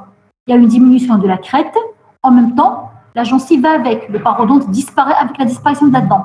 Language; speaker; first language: French; non-native, local second language; Arabic